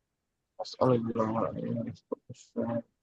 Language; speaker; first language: Arabic; non-native, learner; Bangla